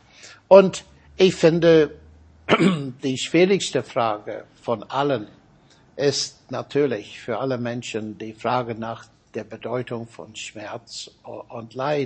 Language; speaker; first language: German; non-native, fluent; English